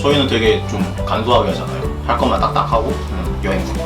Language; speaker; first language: Korean; native; Korean